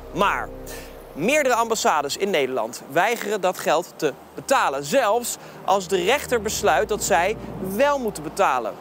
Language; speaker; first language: Dutch; native; Dutch